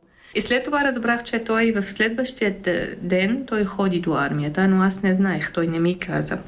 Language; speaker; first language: Bulgarian; non-native, fluent; Arabic